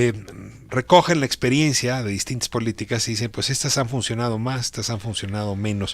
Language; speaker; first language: Spanish; native; Spanish